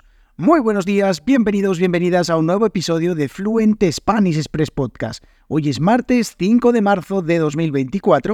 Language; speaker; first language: Spanish; native; Spanish